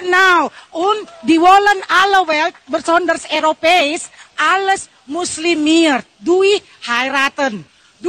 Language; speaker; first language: German; non-native, learner; Indonesian